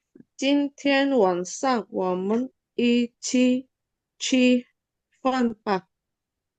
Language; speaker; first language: Chinese; non-native, learner; Indonesian